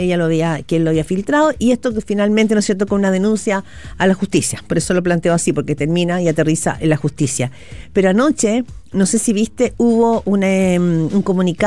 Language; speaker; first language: Spanish; native; Spanish